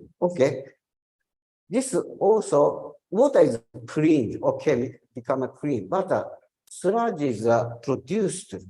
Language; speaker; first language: English; non-native, learner; Japanese